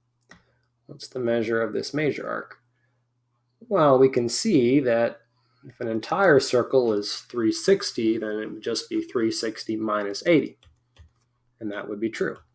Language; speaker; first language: English; native; English